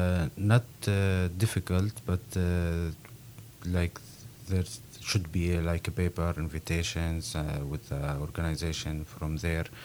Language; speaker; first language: English; non-native, learner; Arabic